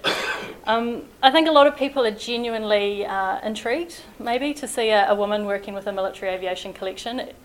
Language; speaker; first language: English; native; English